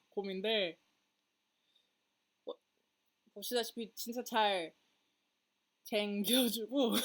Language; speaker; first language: Korean; non-native, learner; English